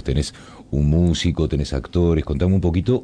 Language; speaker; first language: Spanish; native; Spanish